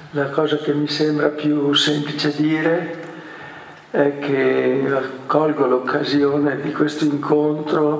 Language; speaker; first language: Italian; native; Italian